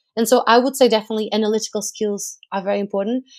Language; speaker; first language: English; non-native, fluent; Portuguese